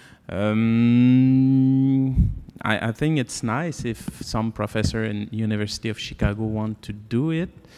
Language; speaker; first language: English; non-native, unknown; French